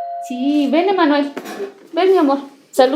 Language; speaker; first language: Spanish; native; Spanish